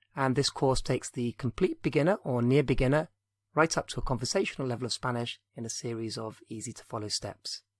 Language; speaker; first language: English; native; English